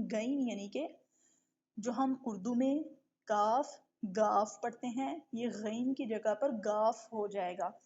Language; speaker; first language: Urdu; native; Urdu